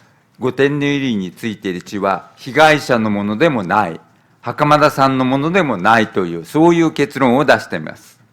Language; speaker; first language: Japanese; native; Japanese